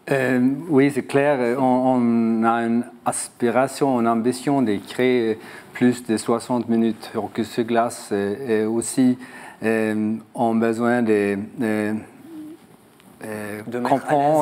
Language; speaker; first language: French; non-native, learner; Swedish